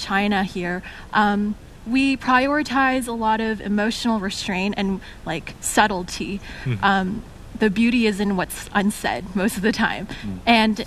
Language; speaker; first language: English; native; English